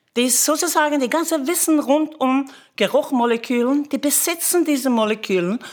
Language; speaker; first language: German; non-native, fluent; Norwegian